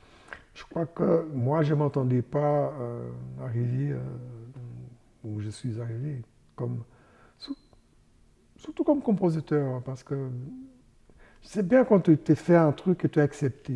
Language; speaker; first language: French; non-native, fluent; Portuguese